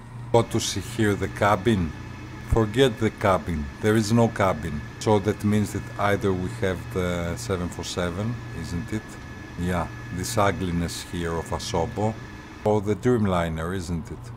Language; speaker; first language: English; non-native, fluent; Greek